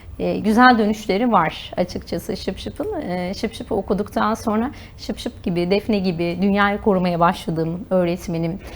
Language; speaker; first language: Turkish; native; Turkish